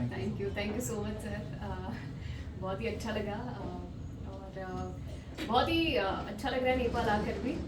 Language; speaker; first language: Hindi; native; Hindi